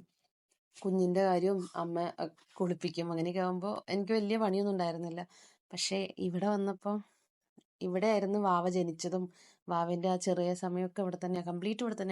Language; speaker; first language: Malayalam; native; Malayalam